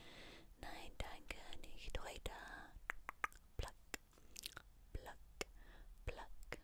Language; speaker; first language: German; non-native, learner; English